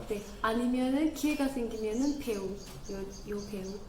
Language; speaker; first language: Korean; non-native, learner; Amharic